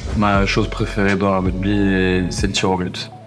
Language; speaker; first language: French; native; French